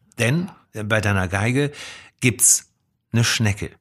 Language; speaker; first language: German; native; German